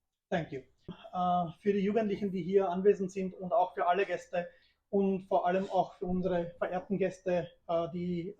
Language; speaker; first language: German; early bilingual, other home language; Urdu